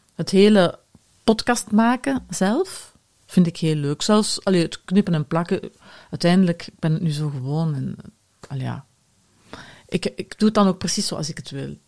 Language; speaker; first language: Dutch; native; Dutch